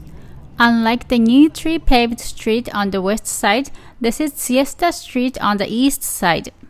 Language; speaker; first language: English; non-native, learner; Japanese